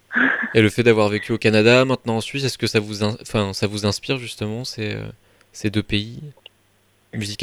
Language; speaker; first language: French; native; French